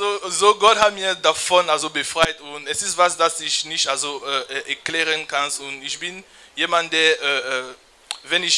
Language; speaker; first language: German; non-native, learner; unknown